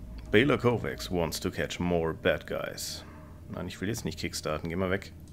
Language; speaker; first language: German; native; German